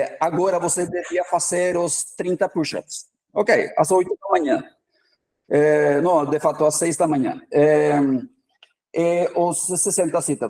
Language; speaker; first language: Portuguese; non-native, fluent; Norwegian